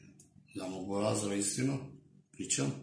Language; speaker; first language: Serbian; non-native, local second language; Romany